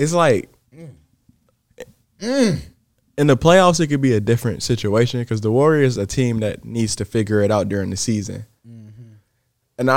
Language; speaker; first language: English; native; English